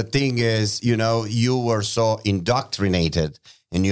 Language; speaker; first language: English; non-native, fluent; Romanian